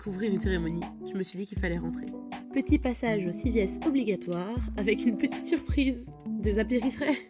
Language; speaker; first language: French; native; French